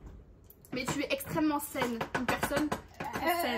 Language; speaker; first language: French; native; French